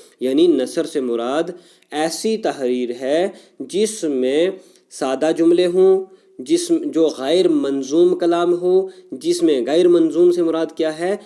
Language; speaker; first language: Urdu; non-native, local second language; Kashmiri